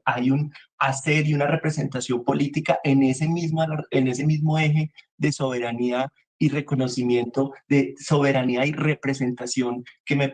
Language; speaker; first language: Spanish; native; Spanish